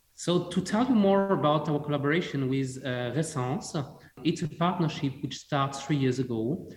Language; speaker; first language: English; non-native, fluent; French